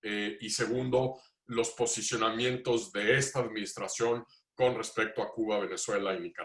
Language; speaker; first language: Spanish; native; Spanish